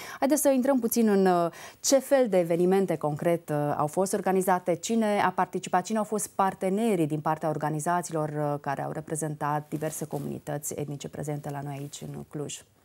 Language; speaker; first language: Romanian; native; Romanian